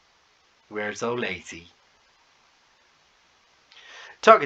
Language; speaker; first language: English; non-native, fluent; Spanish